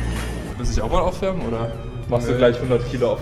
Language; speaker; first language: German; native; German